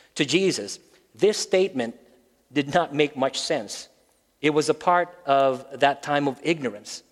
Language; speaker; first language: English; non-native, local second language; Filipino